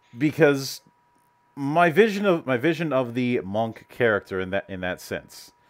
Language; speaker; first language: English; native; English